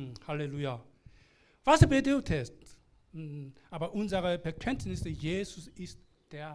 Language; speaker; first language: German; non-native, learner; Korean